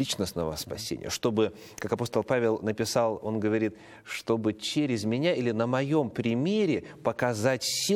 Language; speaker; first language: Russian; native; Russian